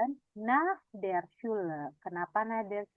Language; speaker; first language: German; non-native, fluent; Indonesian